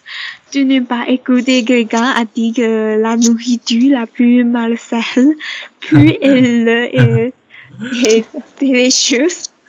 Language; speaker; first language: French; non-native, learner; Chinese